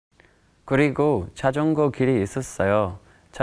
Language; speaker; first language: Korean; non-native, learner; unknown